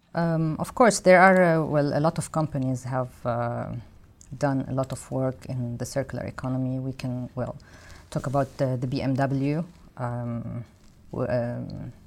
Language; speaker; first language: English; non-native, fluent; Arabic